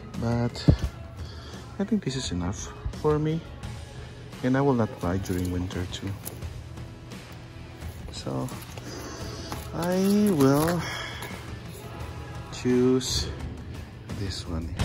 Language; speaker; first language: English; non-native, fluent; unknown